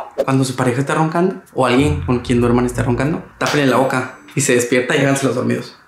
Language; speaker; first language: Spanish; native; Spanish